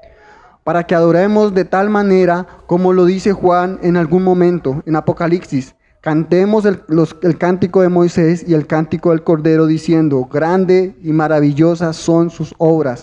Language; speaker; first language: Spanish; native; Spanish